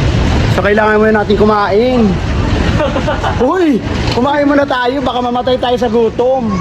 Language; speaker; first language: Filipino; native; Filipino